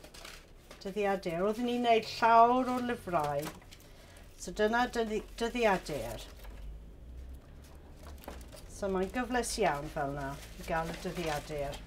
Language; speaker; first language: Welsh; non-native, learner; English